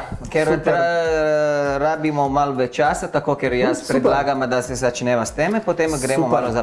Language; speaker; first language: Slovenian; non-native, learner; Italian